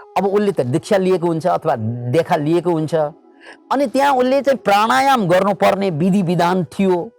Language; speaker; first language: Nepali; native; Nepali